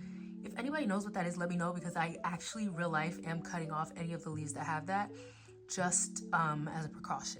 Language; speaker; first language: English; native; English